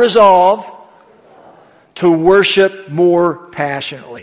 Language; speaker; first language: English; native; English